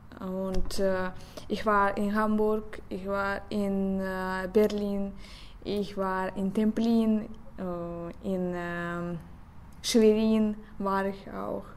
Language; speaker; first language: German; non-native, learner; Russian